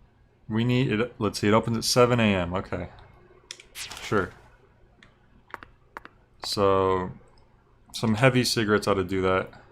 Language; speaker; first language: English; native; English